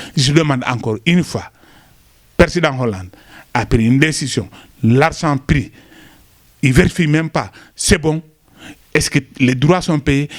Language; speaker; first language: French; non-native, local second language; Wolof